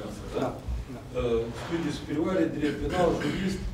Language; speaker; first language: Romanian; non-native, local second language; Russian